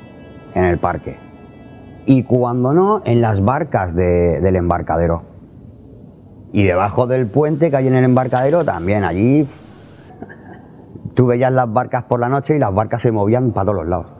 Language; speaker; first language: Spanish; native; Spanish